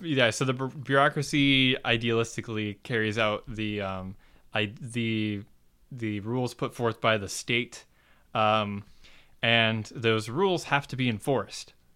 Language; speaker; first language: English; native; English